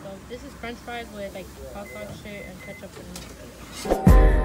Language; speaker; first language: English; early bilingual, other home language; Spanish